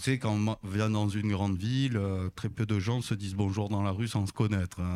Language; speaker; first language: French; native; French